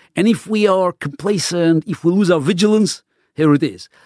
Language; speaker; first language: English; non-native, fluent; Russian